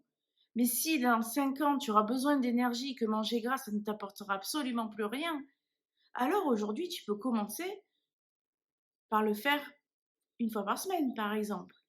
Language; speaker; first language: French; native; French